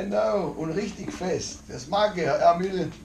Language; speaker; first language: German; non-native, fluent; Italian